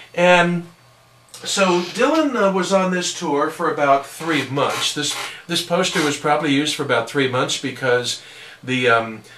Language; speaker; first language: English; native; English